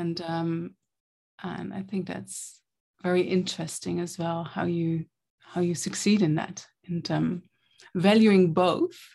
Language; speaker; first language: English; non-native, fluent; Dutch